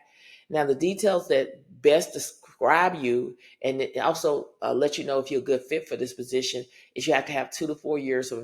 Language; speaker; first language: English; native; English